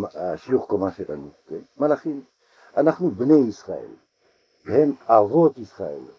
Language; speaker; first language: Hebrew; non-native, fluent; French